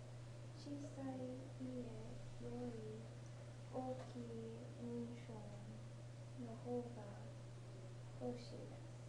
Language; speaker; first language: Japanese; non-native, learner; English